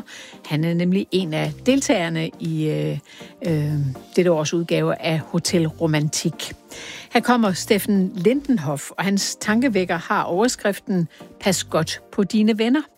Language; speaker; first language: Danish; native; Danish